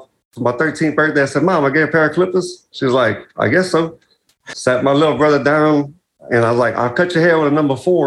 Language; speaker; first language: English; native; English